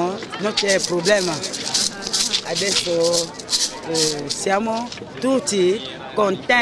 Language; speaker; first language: Italian; non-native, learner; French